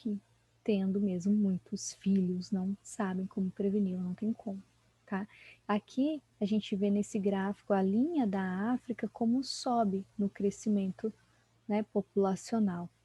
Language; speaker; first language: Portuguese; native; Portuguese